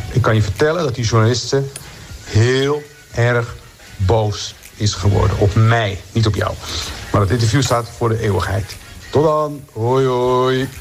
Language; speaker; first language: Dutch; early bilingual, other home language; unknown